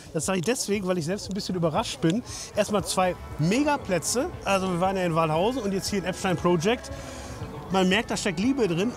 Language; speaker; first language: German; native; German